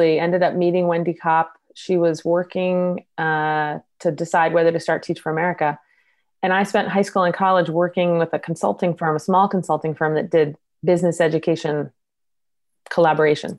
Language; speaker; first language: English; native; English